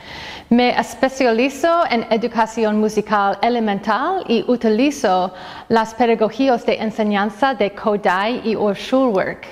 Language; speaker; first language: Spanish; non-native, fluent; English